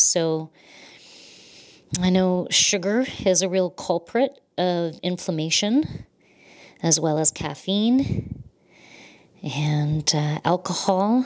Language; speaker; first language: English; native; English